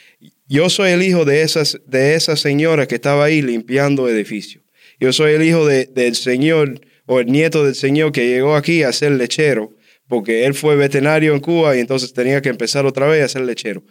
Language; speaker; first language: Spanish; early bilingual, heritage; Spanish